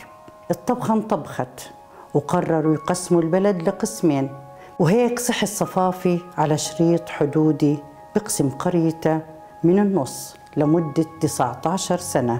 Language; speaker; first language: Arabic; native; Arabic